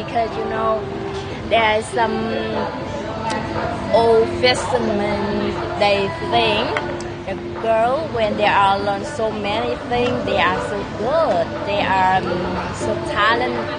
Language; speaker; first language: English; non-native, learner; Vietnamese